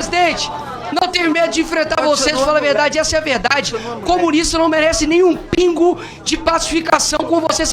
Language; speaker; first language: Portuguese; native; Portuguese